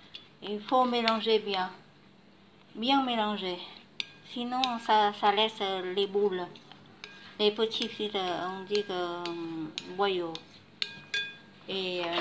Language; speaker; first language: French; non-native, learner; Vietnamese